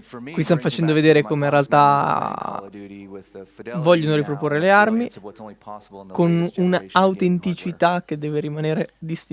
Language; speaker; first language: Italian; native; Italian